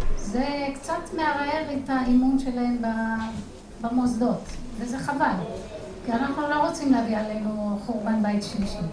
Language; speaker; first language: Hebrew; native; Hebrew